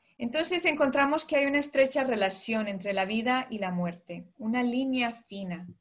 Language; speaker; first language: Spanish; early bilingual, heritage; Spanish